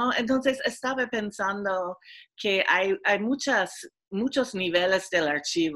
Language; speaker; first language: Spanish; non-native, fluent; English